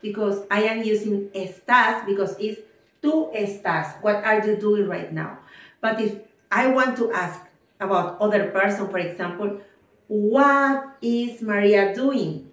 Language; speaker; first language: English; non-native, fluent; Spanish